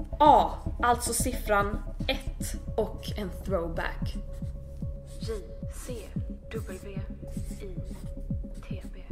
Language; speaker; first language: Swedish; native; Swedish